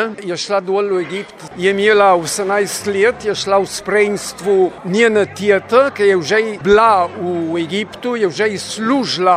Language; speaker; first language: Slovenian; early bilingual, heritage; Slovenian